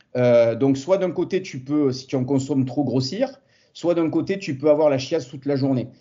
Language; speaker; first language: French; native; French